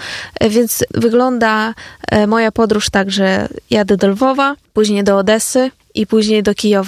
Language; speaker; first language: Polish; non-native, fluent; Ukrainian